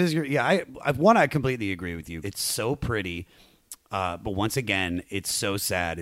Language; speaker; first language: English; native; English